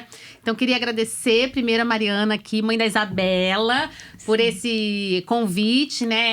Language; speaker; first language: Portuguese; native; Portuguese